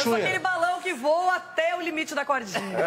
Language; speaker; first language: Portuguese; native; Portuguese